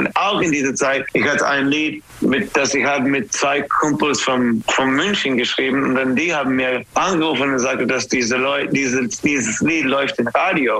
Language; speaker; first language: German; non-native, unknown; English